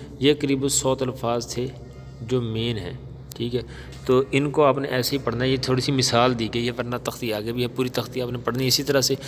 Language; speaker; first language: Urdu; non-native, local second language; Punjabi